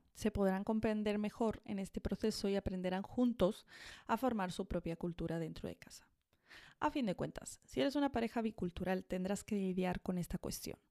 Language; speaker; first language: Spanish; native; Spanish